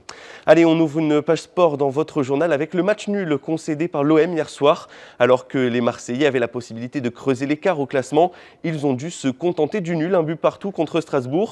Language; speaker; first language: French; native; French